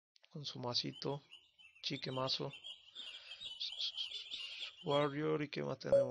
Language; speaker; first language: Spanish; native; Spanish